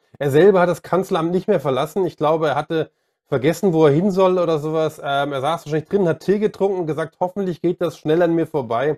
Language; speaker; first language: German; native; German